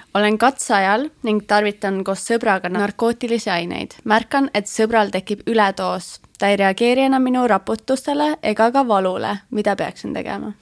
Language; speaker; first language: Estonian; native; Estonian